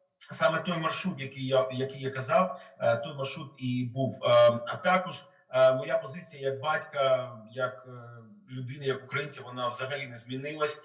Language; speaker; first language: Ukrainian; non-native, local second language; Russian